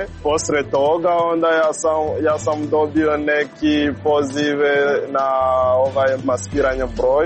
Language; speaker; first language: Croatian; non-native, learner; Rundi